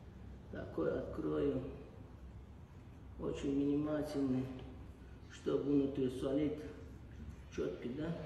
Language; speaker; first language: Russian; non-native, learner; Turkmen